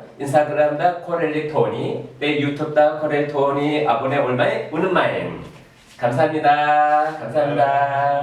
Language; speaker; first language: Turkish; non-native, fluent; Korean